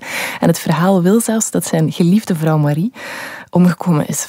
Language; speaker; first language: Dutch; native; Dutch